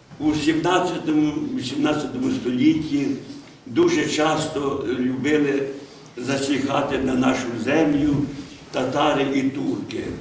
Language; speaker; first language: Ukrainian; native; Ukrainian